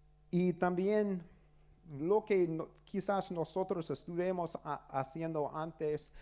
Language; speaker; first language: Spanish; non-native, learner; English